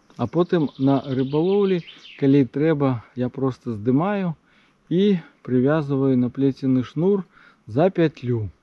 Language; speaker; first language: Belarusian; non-native, local second language; Russian